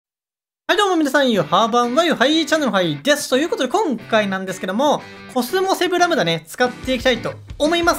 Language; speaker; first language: Japanese; native; Japanese